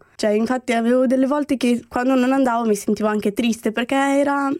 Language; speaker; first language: Italian; early bilingual, other home language; Romany